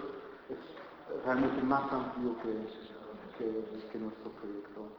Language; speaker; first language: Spanish; non-native, fluent; French